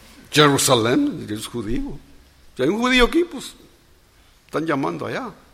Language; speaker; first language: Spanish; native; Spanish